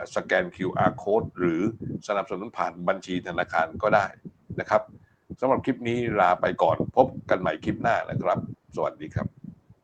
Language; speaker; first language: Thai; native; Thai